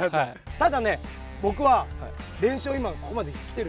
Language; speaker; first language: Japanese; native; Japanese